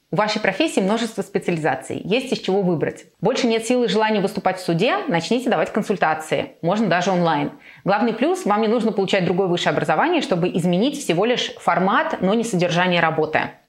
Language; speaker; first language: Russian; native; Russian